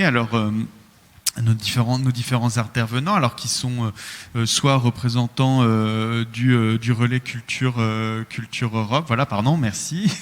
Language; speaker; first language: French; native; French